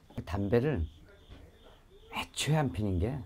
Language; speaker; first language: Korean; native; Korean